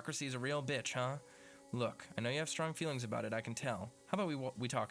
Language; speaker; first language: English; native; English